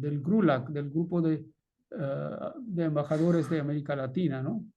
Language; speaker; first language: Spanish; non-native, fluent; Bangla